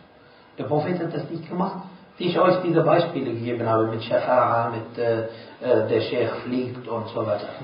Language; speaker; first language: German; non-native, fluent; Arabic